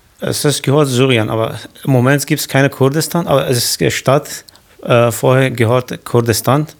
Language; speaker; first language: German; non-native, learner; Kurdish